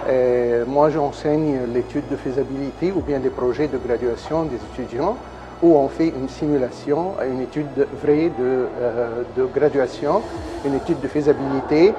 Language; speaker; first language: French; non-native, fluent; Arabic